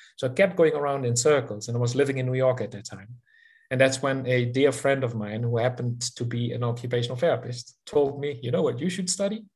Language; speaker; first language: English; non-native, fluent; Dutch